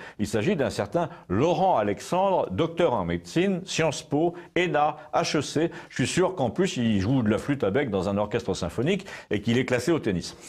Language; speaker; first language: French; native; French